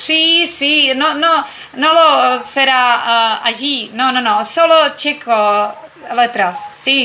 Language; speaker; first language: Spanish; non-native, learner; Czech